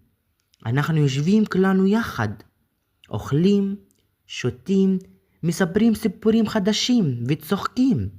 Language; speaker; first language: Hebrew; non-native, fluent; Arabic